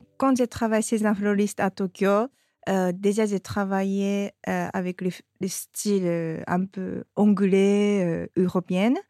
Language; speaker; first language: French; non-native, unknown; Japanese